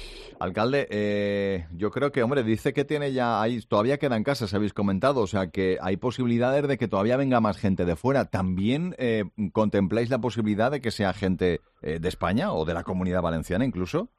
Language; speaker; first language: Spanish; native; Spanish